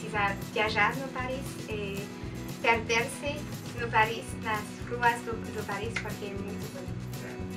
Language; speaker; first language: Portuguese; non-native, learner; French